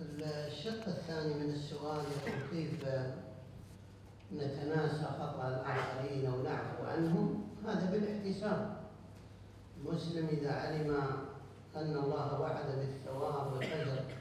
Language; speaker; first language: Arabic; native; Arabic